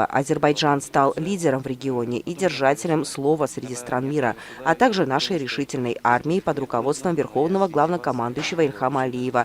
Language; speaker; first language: Russian; native; Russian